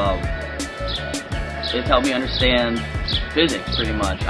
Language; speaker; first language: English; native; English